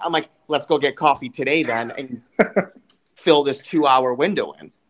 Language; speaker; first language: English; native; English